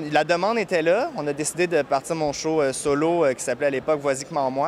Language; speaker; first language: French; native; French